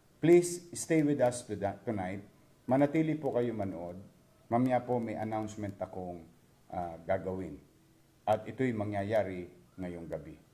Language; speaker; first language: Filipino; native; Filipino